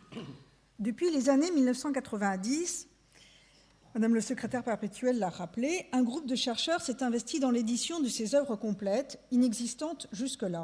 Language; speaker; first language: French; native; French